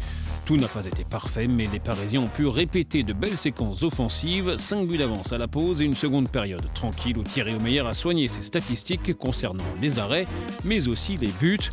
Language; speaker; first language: French; native; French